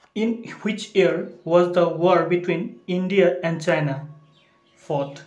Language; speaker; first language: English; non-native, local second language; Assamese